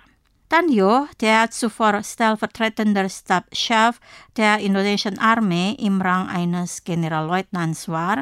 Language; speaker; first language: German; non-native, fluent; Indonesian